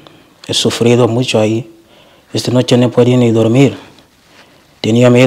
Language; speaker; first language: Spanish; non-native, learner; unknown